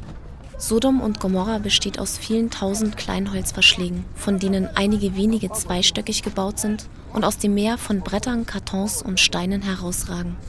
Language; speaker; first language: German; native; German